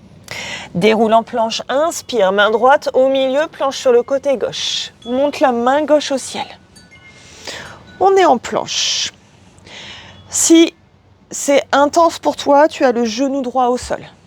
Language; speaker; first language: French; native; French